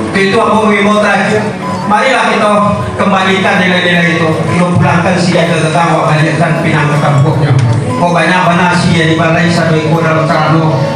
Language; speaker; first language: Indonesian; non-native, local second language; Minangkabau